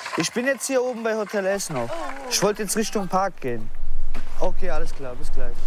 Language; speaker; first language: German; early bilingual, other home language; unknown